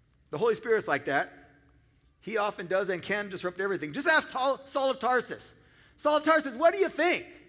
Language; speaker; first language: English; native; English